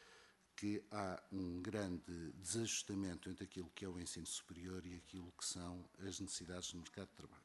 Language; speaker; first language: Portuguese; native; Portuguese